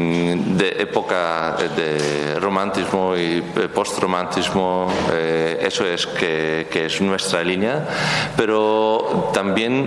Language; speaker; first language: Spanish; non-native, learner; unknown